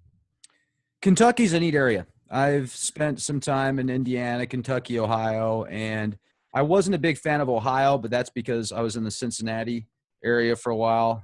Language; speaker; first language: English; native; English